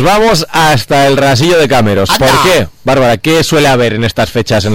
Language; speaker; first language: Spanish; native; Spanish